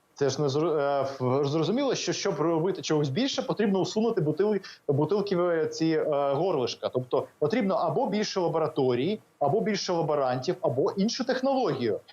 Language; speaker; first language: Ukrainian; native; Ukrainian